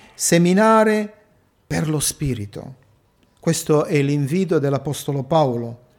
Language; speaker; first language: Italian; early bilingual, heritage; Italian